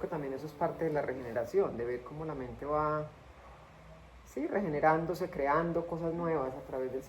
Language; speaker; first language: Spanish; native; Spanish